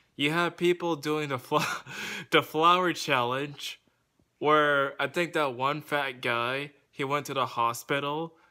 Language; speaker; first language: English; native; English